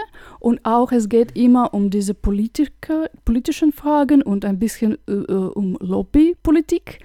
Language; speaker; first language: German; non-native, learner; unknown